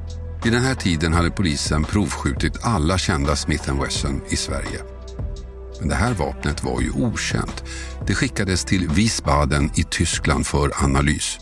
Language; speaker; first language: Swedish; native; Swedish